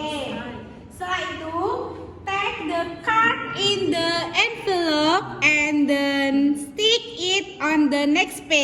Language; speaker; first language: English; non-native, learner; Indonesian